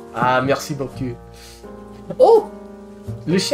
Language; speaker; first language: French; non-native, learner; English